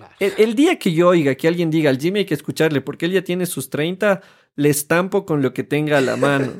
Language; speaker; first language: Spanish; native; Spanish